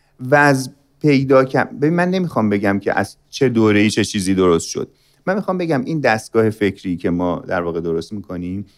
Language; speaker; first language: Persian; native; Persian